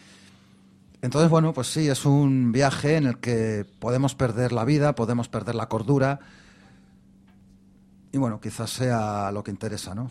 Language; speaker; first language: Spanish; native; Spanish